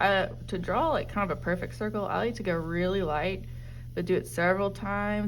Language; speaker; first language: English; native; English